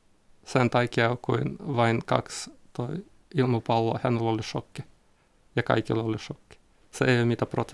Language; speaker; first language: Finnish; non-native, learner; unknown